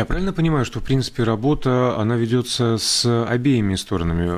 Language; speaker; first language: Russian; native; Russian